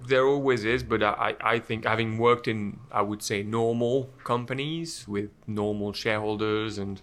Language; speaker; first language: English; non-native, fluent; French